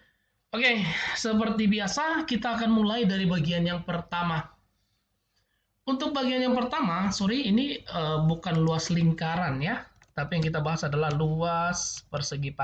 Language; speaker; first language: Indonesian; native; Indonesian